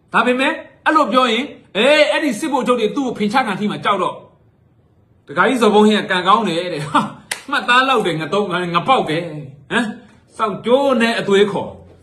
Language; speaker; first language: Burmese; native; Burmese